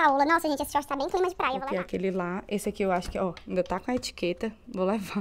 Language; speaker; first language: Portuguese; native; Portuguese